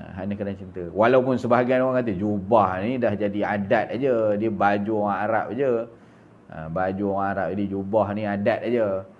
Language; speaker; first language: Malay; native; Malay